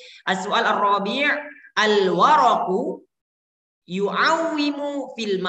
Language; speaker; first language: Arabic; non-native, learner; Indonesian